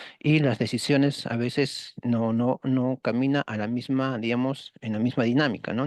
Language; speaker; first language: Spanish; native; Spanish